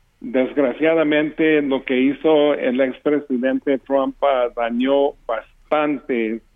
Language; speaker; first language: Spanish; early bilingual, heritage; English